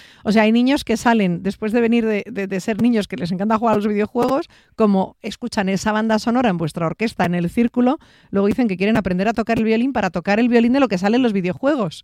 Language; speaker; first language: Spanish; native; Spanish